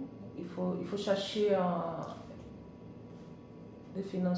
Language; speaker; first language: French; non-native, learner; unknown